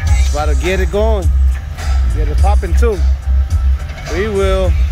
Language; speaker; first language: English; early bilingual, other home language; Spanish